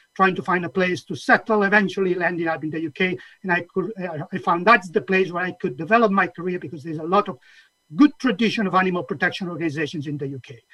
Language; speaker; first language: English; non-native, fluent; Catalan